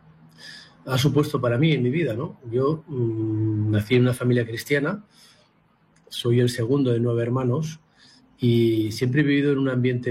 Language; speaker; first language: Spanish; native; Spanish